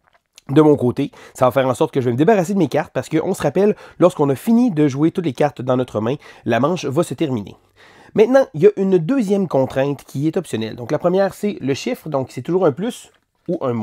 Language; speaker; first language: French; native; French